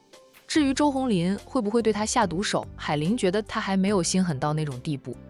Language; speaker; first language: Chinese; native; Chinese